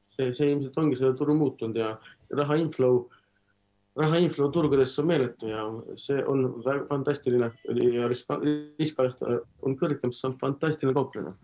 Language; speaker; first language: Estonian; non-native, local second language; Russian